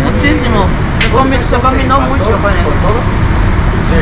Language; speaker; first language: Spanish; non-native, fluent; Portuguese